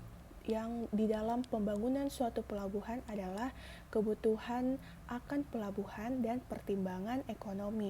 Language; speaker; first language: Indonesian; native; Indonesian